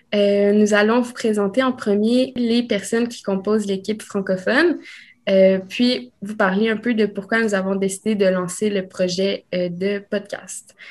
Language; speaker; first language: French; early bilingual, other home language; Spanish